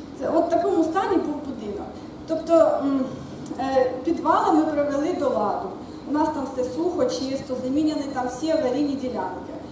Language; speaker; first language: Ukrainian; non-native, local second language; Russian